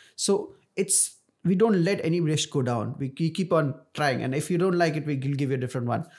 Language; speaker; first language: English; non-native, local second language; Punjabi